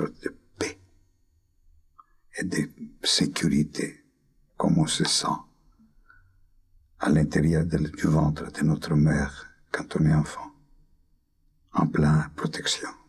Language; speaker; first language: French; non-native, fluent; Greek